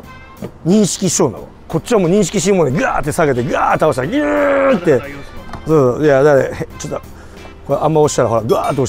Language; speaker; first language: Japanese; native; Japanese